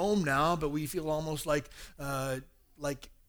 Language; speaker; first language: English; native; English